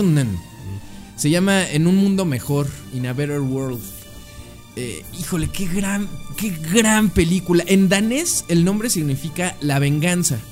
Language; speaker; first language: Spanish; native; Spanish